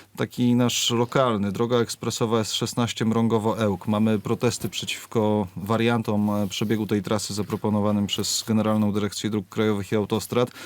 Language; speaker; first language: Polish; native; Polish